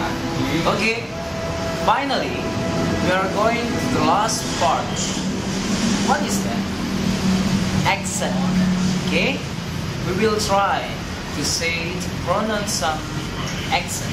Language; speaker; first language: English; non-native, learner; Indonesian